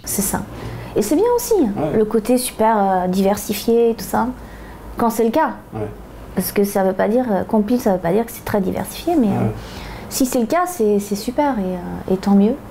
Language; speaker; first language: French; native; French